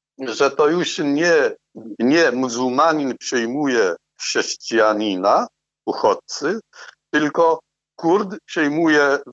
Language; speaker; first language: Polish; non-native, fluent; Arabic